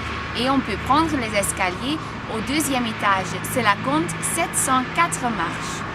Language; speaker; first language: French; non-native, learner; Dutch